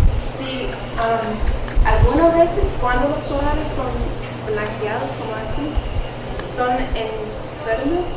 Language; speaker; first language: Spanish; non-native, learner; English